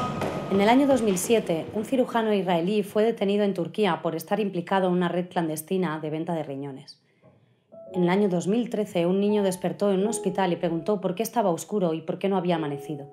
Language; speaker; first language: Spanish; native; Spanish